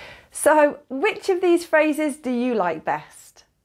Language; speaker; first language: English; native; English